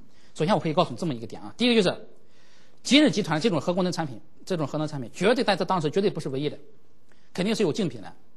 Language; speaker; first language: Chinese; native; Chinese